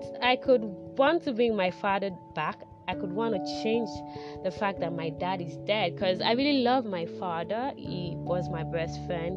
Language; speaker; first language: English; non-native, local second language; Yoruba